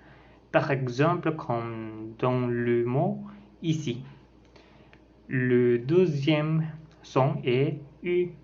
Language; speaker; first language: French; non-native, learner; Spanish